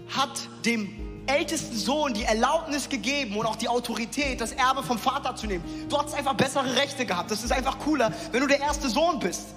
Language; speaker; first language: German; native; German